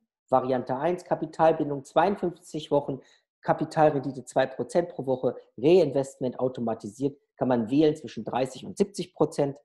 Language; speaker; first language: German; native; German